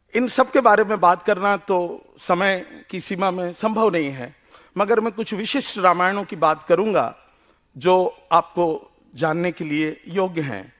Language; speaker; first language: Hindi; non-native, local second language; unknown